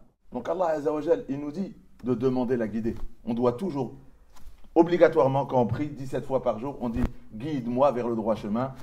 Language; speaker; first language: French; native; French